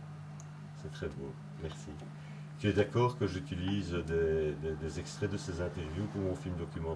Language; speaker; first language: French; native; French